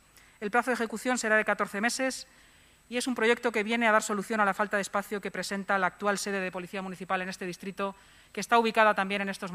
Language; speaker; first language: Spanish; native; Spanish